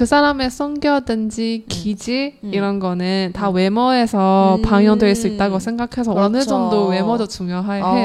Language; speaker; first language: Korean; non-native, learner; Chinese